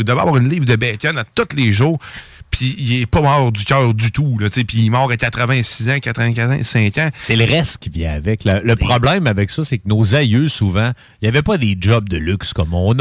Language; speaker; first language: French; native; French